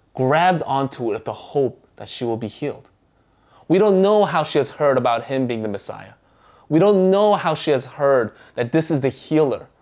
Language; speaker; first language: English; early bilingual, other home language; Korean